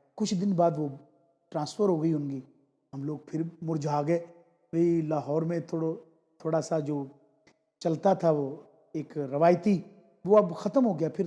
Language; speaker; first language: Urdu; non-native, local second language; Punjabi